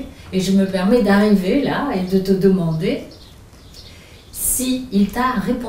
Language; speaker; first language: French; native; French